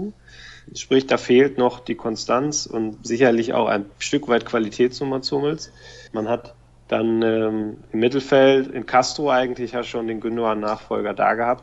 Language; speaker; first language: German; native; German